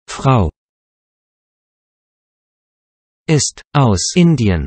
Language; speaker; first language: German; non-native, learner; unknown